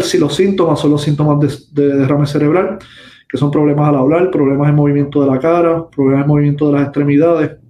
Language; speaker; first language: Spanish; native; Spanish